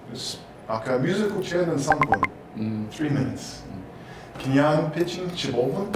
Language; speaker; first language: Korean; non-native, learner; English